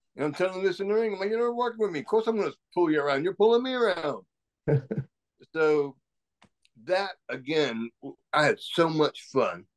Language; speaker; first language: English; native; English